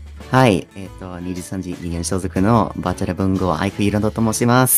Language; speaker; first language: Japanese; non-native, learner; English